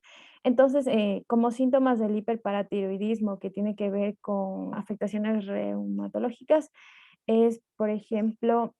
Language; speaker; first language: Spanish; native; Spanish